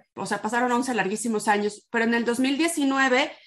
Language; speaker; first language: Spanish; native; Spanish